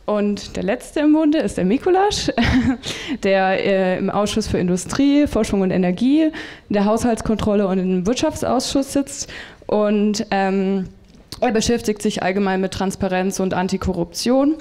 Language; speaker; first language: German; native; German